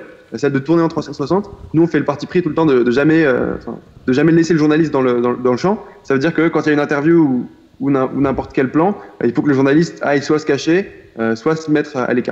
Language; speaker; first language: French; native; French